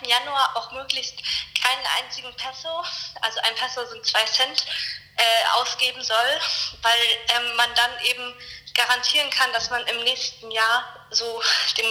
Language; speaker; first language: German; native; German